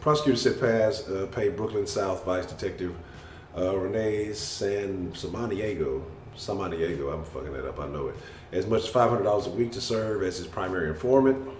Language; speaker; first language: English; native; English